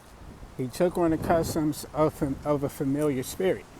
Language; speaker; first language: English; native; English